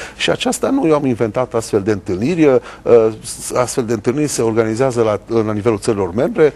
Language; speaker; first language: Romanian; native; Romanian